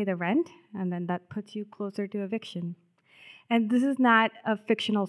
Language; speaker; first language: English; non-native, local second language; Telugu